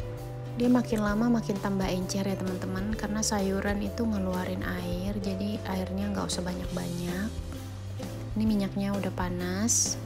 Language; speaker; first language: Indonesian; native; Indonesian